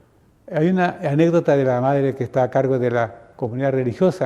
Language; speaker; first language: Spanish; native; Spanish